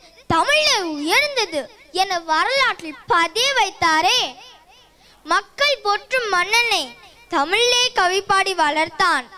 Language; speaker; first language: Tamil; early bilingual, heritage; Tamil